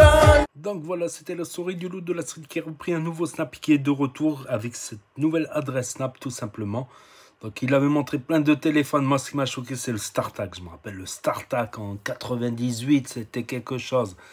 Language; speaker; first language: French; native; French